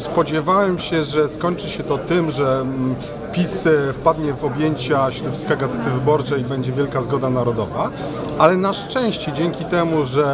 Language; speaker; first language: Polish; native; Polish